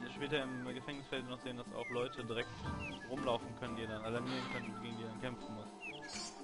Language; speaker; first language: German; native; German